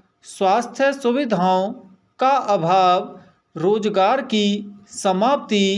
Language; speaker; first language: Hindi; native; Hindi